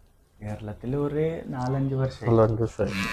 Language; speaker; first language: Malayalam; non-native, local second language; Punjabi